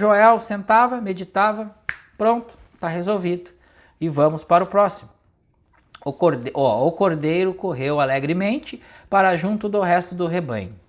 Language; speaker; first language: Portuguese; native; Portuguese